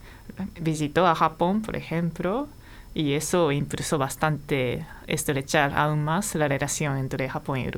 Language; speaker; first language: Spanish; non-native, fluent; Japanese